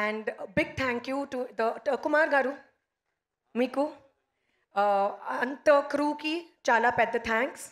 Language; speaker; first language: Telugu; non-native, local second language; Hindi